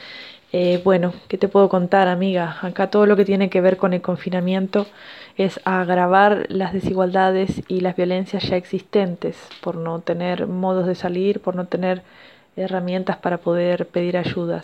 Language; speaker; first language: Spanish; native; Spanish